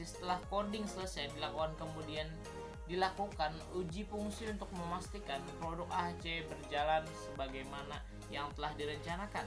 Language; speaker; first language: Indonesian; native; Indonesian